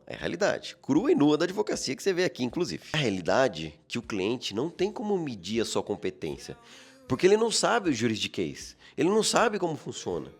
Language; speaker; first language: Portuguese; native; Portuguese